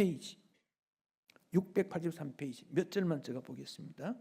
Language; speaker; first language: Korean; native; Korean